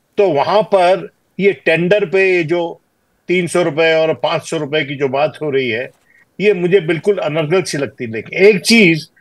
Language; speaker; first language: Hindi; native; Hindi